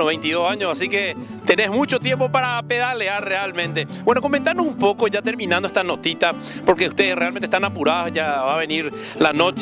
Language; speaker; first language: Spanish; native; Spanish